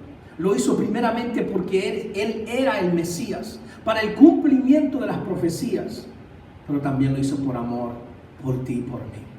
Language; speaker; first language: Spanish; native; Spanish